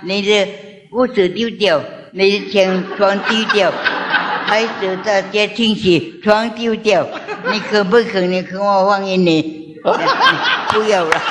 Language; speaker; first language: Chinese; non-native, learner; Min Nan Chinese